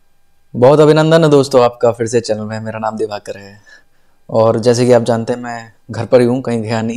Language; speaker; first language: Hindi; native; Hindi